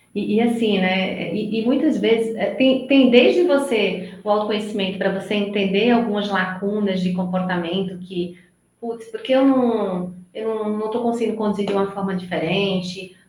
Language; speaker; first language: Portuguese; native; Portuguese